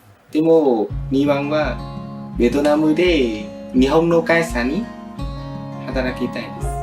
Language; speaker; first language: Japanese; non-native, learner; Vietnamese